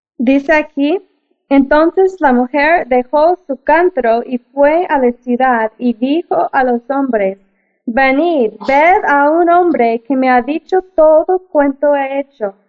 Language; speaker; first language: Spanish; non-native, fluent; English